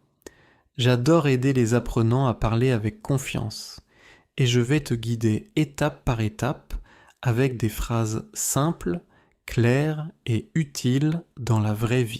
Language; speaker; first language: French; native; French